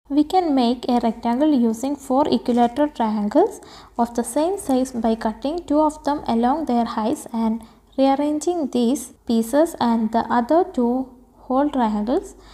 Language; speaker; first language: English; non-native, local second language; Malayalam